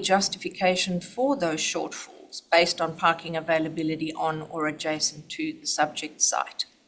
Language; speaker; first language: English; native; English